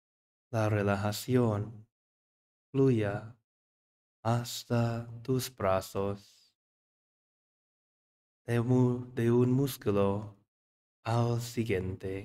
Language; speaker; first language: Spanish; non-native, fluent; English